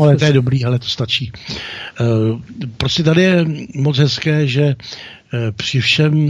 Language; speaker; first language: Czech; native; Czech